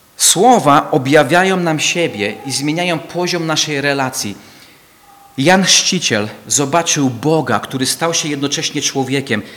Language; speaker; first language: Polish; non-native, fluent; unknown